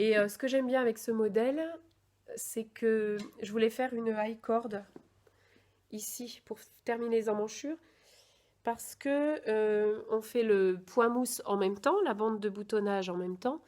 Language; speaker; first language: French; native; French